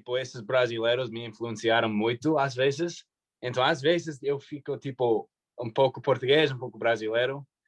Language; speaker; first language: Portuguese; non-native, fluent; English